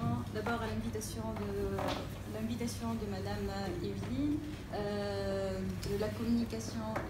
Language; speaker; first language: French; non-native, local second language; Arabic